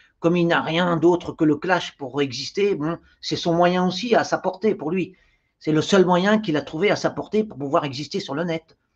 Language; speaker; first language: French; native; French